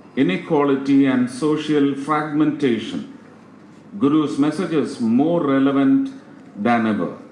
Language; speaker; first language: English; non-native, local second language; Malayalam